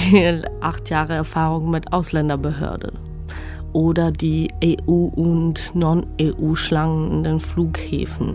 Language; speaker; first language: German; non-native, fluent; Georgian